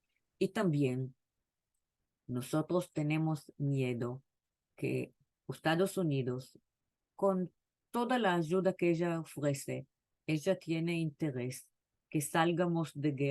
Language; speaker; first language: Spanish; non-native, fluent; Hebrew